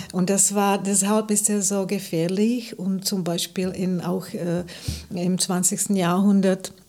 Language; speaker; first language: German; non-native, fluent; Czech